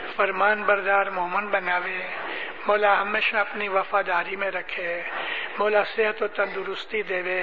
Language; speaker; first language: Urdu; non-native, local second language; Gujarati